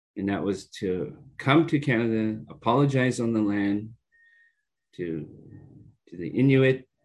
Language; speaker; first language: English; native; English